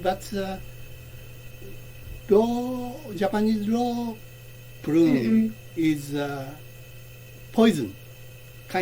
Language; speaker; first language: English; non-native, learner; Japanese